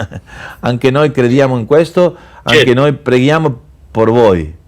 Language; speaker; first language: Italian; non-native, local second language; Spanish